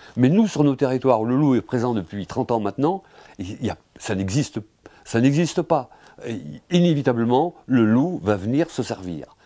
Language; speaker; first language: French; native; French